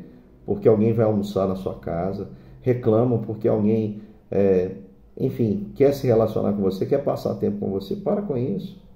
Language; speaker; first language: Portuguese; native; Portuguese